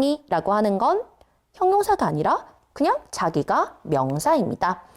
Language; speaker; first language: Korean; native; Korean